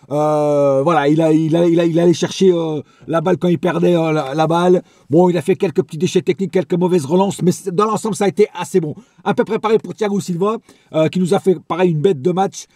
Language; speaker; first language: French; native; French